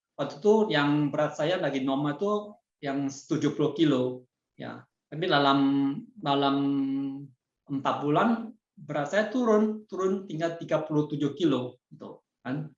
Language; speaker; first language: Indonesian; non-native, fluent; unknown